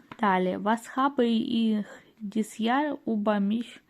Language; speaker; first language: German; non-native, learner; Ukrainian